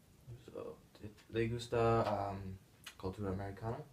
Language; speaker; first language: Spanish; non-native, learner; English